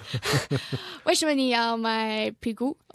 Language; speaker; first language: Chinese; non-native, learner; English